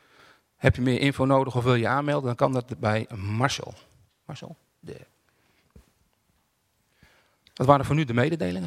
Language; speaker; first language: Dutch; native; Dutch